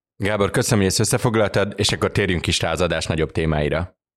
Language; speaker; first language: Hungarian; native; Hungarian